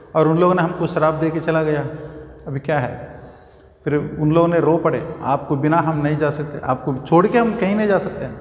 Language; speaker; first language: Hindi; non-native, local second language; Telugu